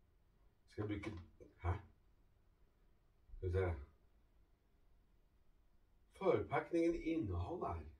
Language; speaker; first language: Norwegian; native; Norwegian